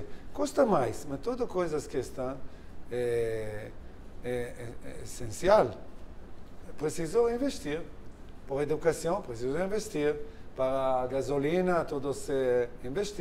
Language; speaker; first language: Portuguese; non-native, learner; Hebrew